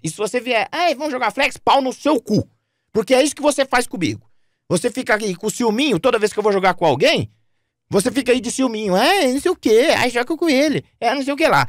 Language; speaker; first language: Portuguese; native; Portuguese